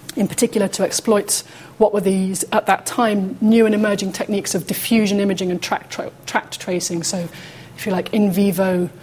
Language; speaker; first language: English; native; English